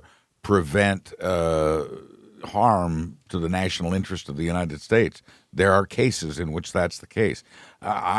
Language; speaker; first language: English; native; English